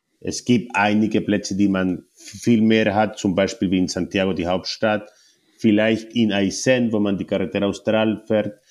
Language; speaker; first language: German; non-native, learner; Spanish